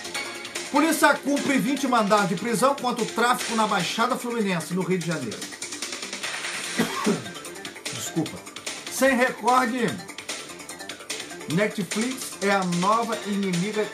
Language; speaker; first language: Portuguese; native; Portuguese